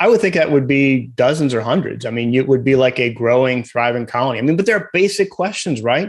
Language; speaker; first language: English; native; English